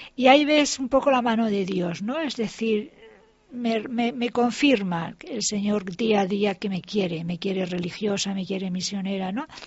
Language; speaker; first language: Spanish; native; Spanish